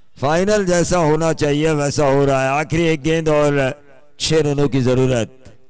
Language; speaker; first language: Hindi; non-native, local second language; Marathi